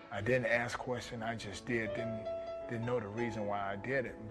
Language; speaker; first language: English; native; English